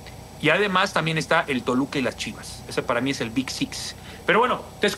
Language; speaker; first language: Spanish; native; Spanish